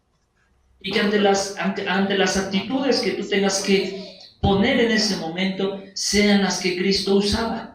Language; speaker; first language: Spanish; native; Spanish